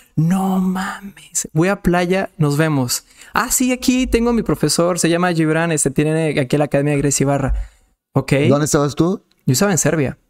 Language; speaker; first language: Spanish; non-native, fluent; Serbian